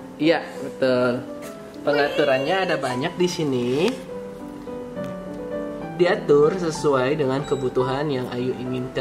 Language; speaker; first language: Indonesian; native; Indonesian